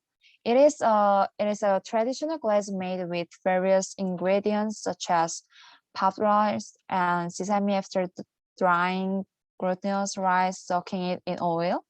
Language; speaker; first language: English; non-native, fluent; Korean